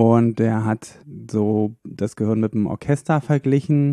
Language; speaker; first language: German; native; German